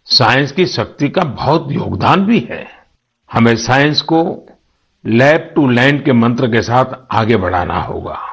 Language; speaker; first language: Hindi; non-native, local second language; Gujarati